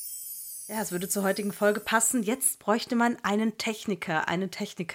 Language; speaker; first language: German; native; German